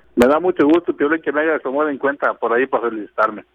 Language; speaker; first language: Spanish; native; Spanish